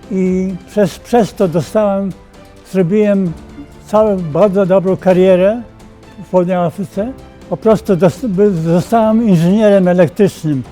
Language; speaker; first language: Polish; early bilingual, heritage; Polish